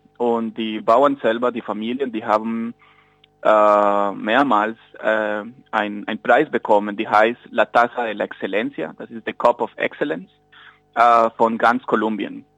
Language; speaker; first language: German; non-native, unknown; Spanish